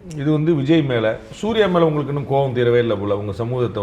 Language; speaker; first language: Tamil; native; Tamil